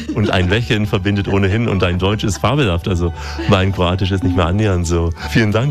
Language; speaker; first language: German; native; German